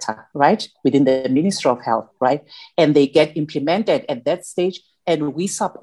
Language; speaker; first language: English; non-native, local second language; Zulu